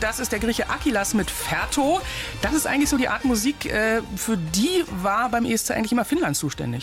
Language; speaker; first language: German; native; German